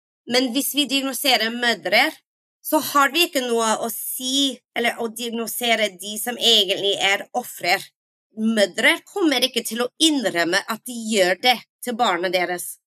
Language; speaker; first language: Norwegian; non-native, fluent; English